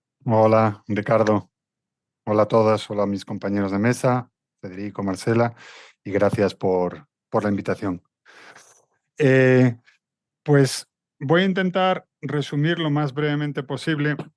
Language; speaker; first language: Spanish; native; Spanish